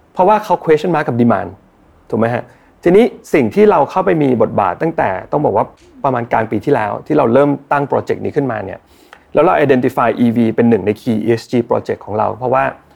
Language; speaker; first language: Thai; native; Thai